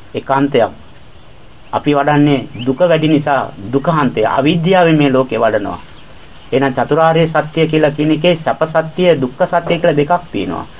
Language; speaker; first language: Sinhala; non-native, fluent; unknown